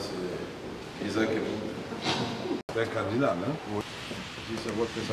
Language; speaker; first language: French; non-native, local second language; Swahili